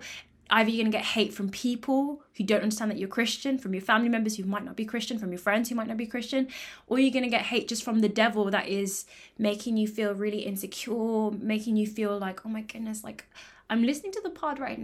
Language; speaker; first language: English; native; English